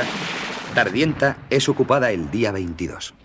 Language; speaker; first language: Spanish; native; Spanish